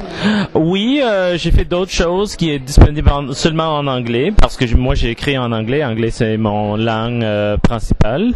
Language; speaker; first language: French; non-native, learner; English